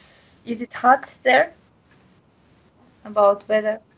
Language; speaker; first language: English; non-native, learner; Bashkir